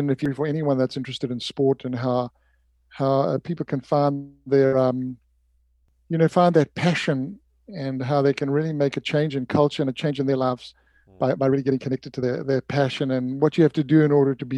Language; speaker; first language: English; native; English